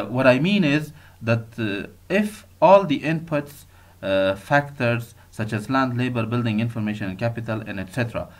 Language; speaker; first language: English; non-native, fluent; Persian